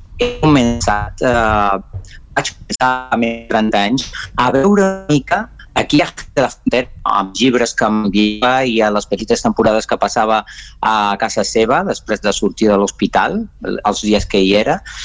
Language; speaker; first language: Catalan; non-native, fluent; Spanish